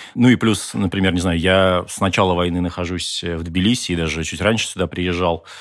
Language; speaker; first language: Russian; native; Russian